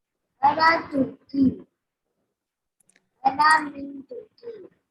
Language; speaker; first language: Arabic; non-native, learner; Urdu